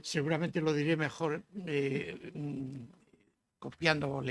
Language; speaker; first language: Spanish; native; Spanish